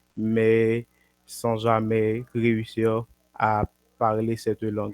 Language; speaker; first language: French; non-native, local second language; Haitian Creole